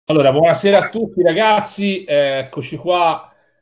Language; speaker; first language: Italian; native; Italian